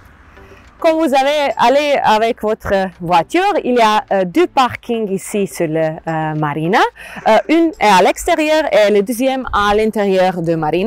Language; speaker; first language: French; non-native, learner; Croatian